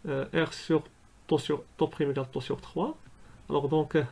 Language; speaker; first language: French; non-native, local second language; Arabic